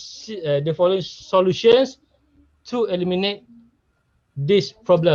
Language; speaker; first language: English; non-native, learner; Malay